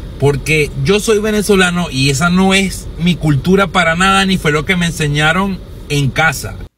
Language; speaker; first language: Spanish; native; Spanish